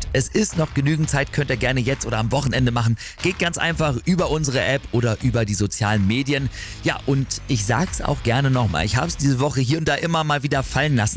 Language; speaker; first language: German; native; German